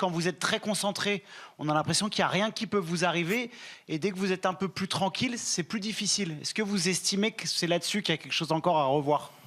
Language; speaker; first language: French; native; French